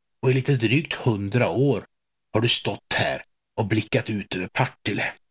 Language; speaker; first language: Swedish; native; Swedish